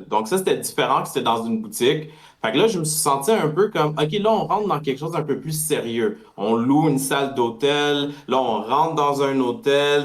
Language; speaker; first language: French; native; French